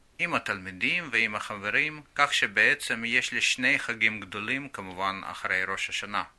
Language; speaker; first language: Hebrew; non-native, fluent; Russian